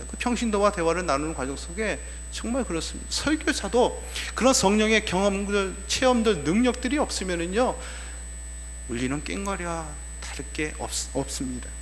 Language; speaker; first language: Korean; native; Korean